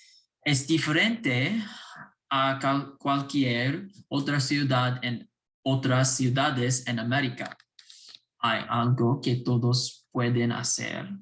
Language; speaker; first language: Spanish; non-native, learner; English